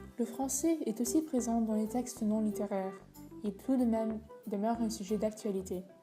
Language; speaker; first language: French; native; French